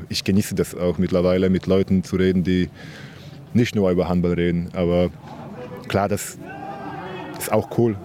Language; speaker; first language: German; non-native, fluent; Polish